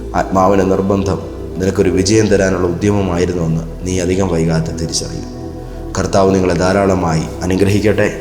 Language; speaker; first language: Malayalam; native; Malayalam